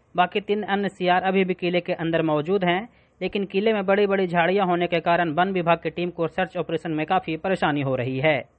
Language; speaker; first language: Hindi; native; Hindi